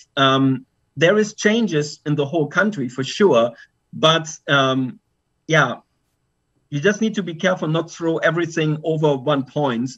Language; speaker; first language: English; non-native, fluent; German